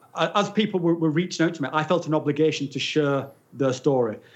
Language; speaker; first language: English; native; English